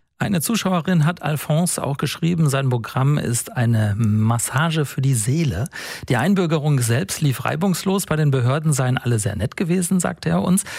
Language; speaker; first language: German; native; German